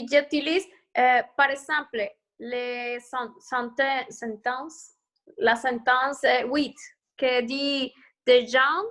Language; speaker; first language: French; non-native, learner; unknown